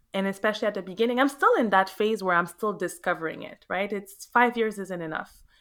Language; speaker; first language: English; native; English